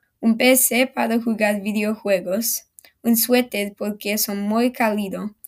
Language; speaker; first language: Spanish; non-native, learner; English